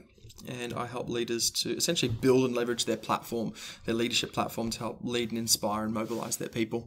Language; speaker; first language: English; native; English